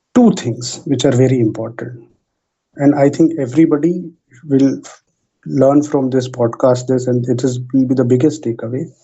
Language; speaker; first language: English; non-native, local second language; Hindi